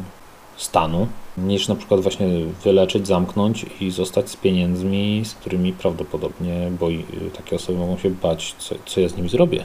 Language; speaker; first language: Polish; native; Polish